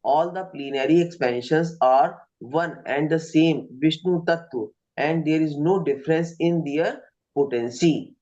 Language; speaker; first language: English; non-native, local second language; Hindi